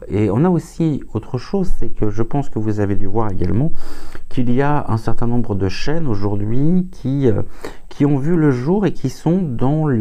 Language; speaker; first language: French; native; French